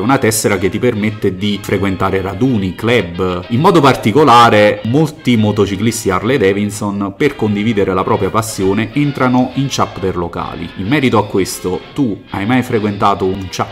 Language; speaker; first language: Italian; native; Italian